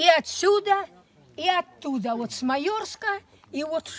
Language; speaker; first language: Russian; native; Russian